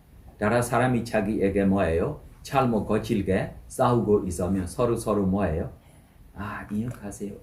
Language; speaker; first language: Korean; non-native, learner; Burmese